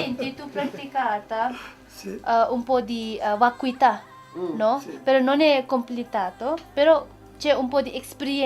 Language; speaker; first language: Italian; non-native, learner; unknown